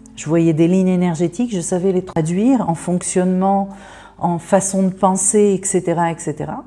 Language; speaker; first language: French; native; French